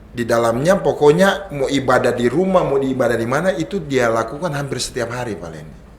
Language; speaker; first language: Indonesian; native; Indonesian